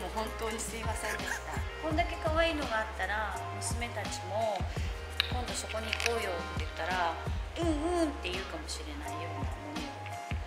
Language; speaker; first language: Japanese; native; Japanese